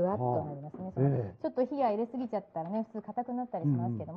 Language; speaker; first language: Japanese; native; Japanese